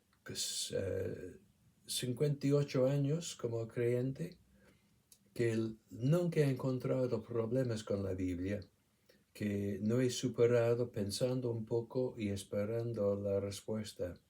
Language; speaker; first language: Spanish; non-native, fluent; English